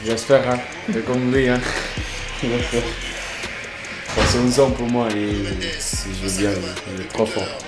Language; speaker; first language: French; non-native, learner; Portuguese